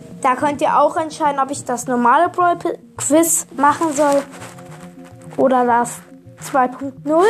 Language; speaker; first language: German; native; German